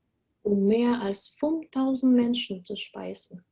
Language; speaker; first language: German; non-native, fluent; Indonesian